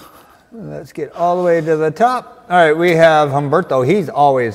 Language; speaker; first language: English; native; English